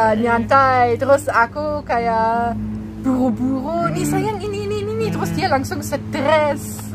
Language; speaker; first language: Indonesian; non-native, fluent; German